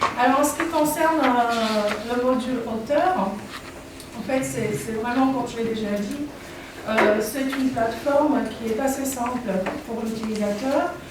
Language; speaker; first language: French; non-native, fluent; Slovak